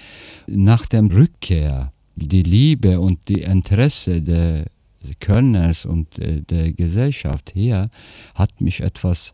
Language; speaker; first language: German; non-native, fluent; Turkish